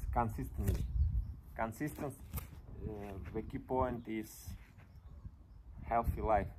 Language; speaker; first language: English; non-native, learner; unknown